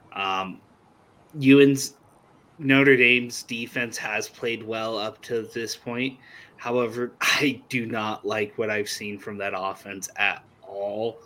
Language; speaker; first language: English; native; English